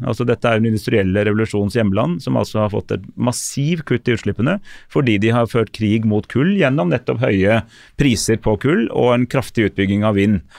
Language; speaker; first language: Norwegian; native; Norwegian